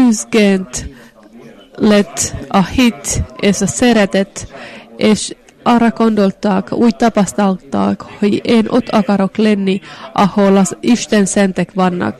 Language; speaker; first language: Hungarian; non-native, fluent; Finnish